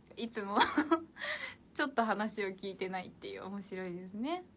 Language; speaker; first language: Japanese; native; Japanese